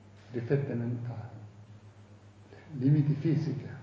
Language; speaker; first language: Italian; non-native, fluent; Tibetan